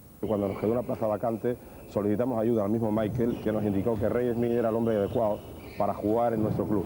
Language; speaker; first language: Spanish; native; Spanish